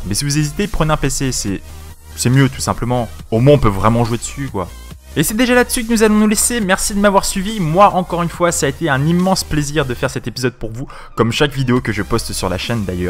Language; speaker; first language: French; native; French